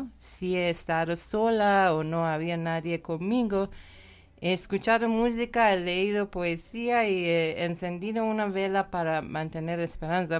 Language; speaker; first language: Spanish; non-native, learner; Persian